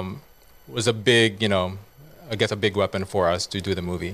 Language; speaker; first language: English; non-native, local second language; Cebuano